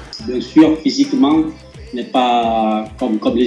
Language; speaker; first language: French; non-native, learner; Lao